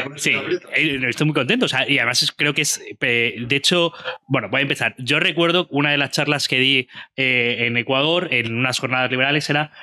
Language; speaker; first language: Spanish; native; Spanish